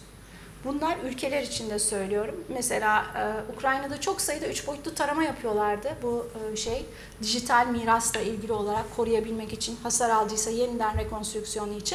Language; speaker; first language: Turkish; native; Turkish